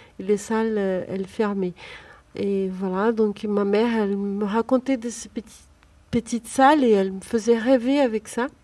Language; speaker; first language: French; non-native, fluent; Portuguese